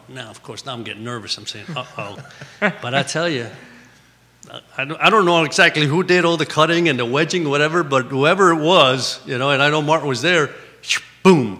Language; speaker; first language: English; early bilingual, other home language; Spanish